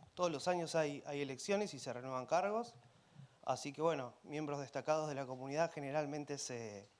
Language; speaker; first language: Spanish; native; Spanish